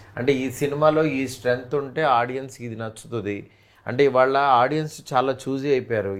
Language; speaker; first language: Telugu; native; Telugu